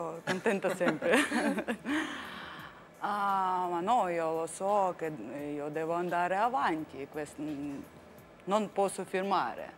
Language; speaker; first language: Italian; non-native, learner; Russian